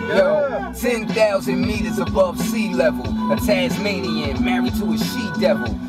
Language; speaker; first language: English; native; English